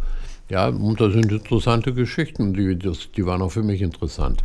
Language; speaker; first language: German; non-native, fluent; Hebrew